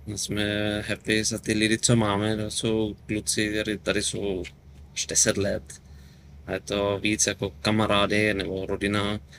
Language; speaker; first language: Czech; non-native, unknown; German